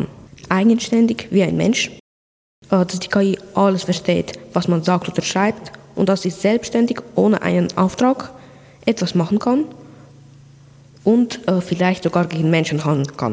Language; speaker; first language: German; non-native, local second language; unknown